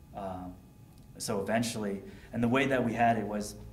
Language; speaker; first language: English; native; English